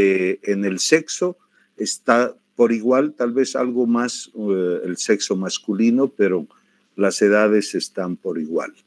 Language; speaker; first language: Spanish; native; Spanish